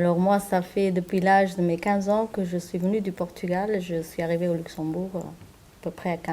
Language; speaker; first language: French; non-native, fluent; Portuguese